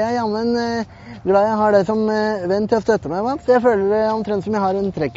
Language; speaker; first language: Norwegian; native; Norwegian